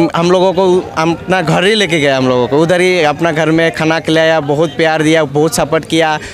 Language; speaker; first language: Hindi; non-native, local second language; Assamese